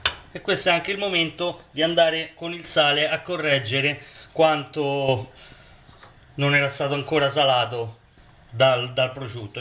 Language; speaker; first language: Italian; native; Italian